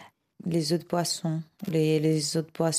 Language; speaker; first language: French; non-native, fluent; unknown